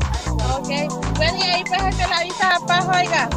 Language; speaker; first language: Spanish; native; Spanish